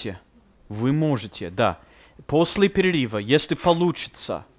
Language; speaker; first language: Russian; non-native, fluent; English